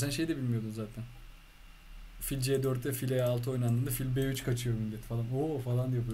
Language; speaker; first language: Turkish; native; Turkish